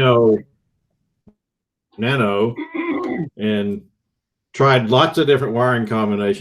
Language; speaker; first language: English; native; English